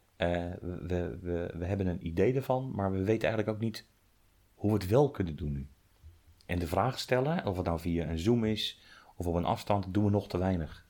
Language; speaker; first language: Dutch; native; Dutch